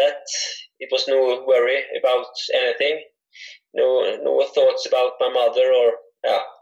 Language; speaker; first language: English; non-native, fluent; Swedish